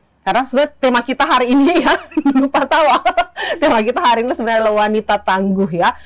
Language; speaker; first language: Indonesian; native; Indonesian